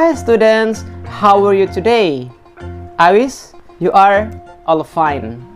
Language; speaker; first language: English; non-native, learner; Indonesian